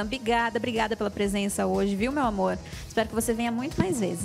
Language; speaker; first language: Portuguese; native; Portuguese